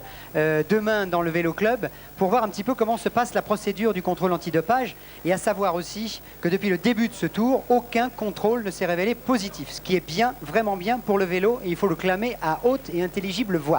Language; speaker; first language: French; native; French